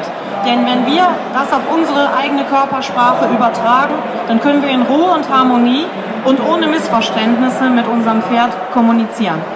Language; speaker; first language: German; native; German